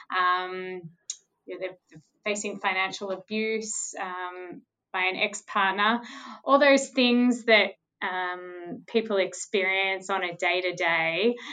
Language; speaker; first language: English; native; English